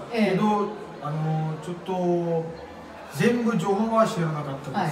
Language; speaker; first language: Japanese; non-native, learner; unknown